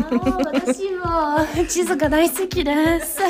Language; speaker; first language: Japanese; non-native, learner; French